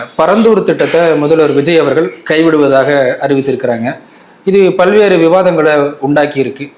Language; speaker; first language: Tamil; native; Tamil